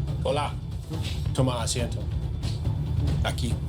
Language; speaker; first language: Spanish; non-native, learner; English